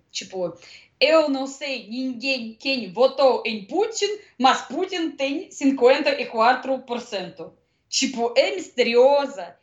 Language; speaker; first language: Portuguese; non-native, learner; Russian